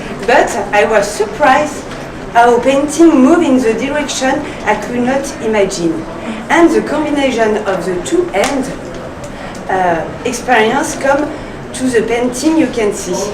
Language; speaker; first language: English; non-native, learner; French